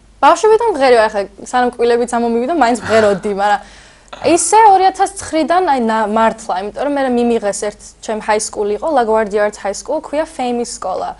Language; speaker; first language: Georgian; early bilingual, heritage; Georgian